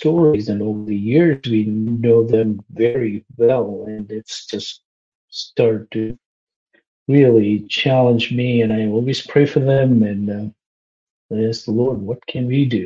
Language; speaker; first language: English; non-native, local second language; Malayalam